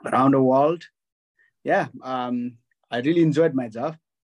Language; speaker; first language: English; non-native, local second language; Nepali